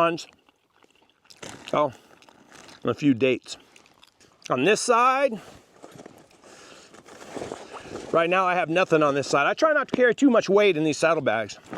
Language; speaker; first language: English; native; English